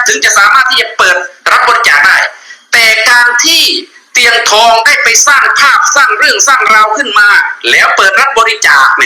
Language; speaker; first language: Thai; native; Thai